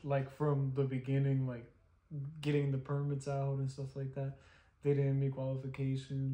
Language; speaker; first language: English; early bilingual, other home language; Spanish